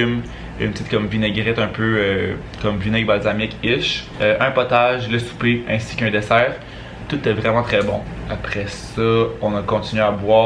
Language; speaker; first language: French; native; French